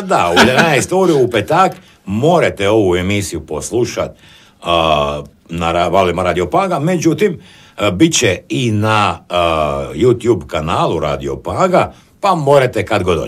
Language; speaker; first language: Croatian; native; Croatian